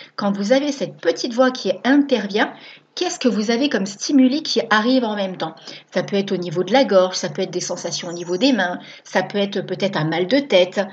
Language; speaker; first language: French; native; French